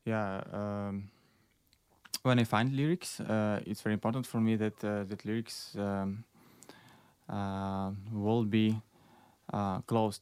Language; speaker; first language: English; non-native, learner; Belarusian